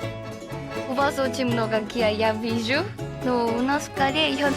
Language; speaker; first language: Russian; non-native, learner; Korean